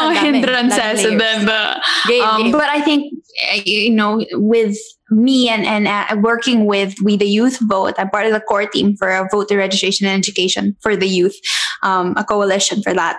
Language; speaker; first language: English; non-native, local second language; Filipino